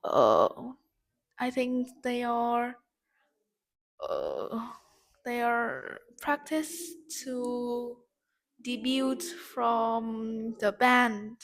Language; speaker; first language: English; non-native, learner; Vietnamese